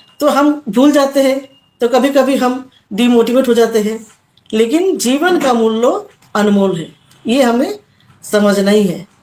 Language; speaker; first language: Hindi; non-native, local second language; Assamese